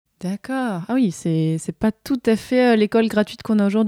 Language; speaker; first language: French; native; French